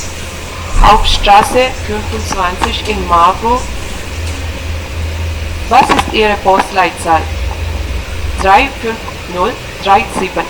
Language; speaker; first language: German; non-native, learner; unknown